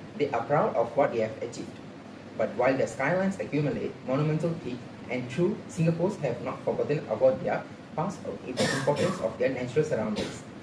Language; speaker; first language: English; non-native, local second language; Tamil